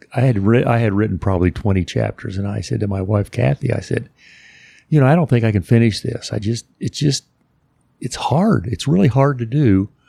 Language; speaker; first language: English; native; English